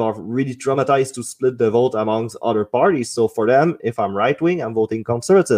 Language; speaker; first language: English; non-native, fluent; French